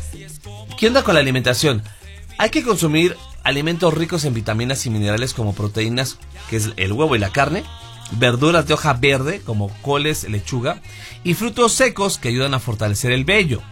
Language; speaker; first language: Spanish; native; Spanish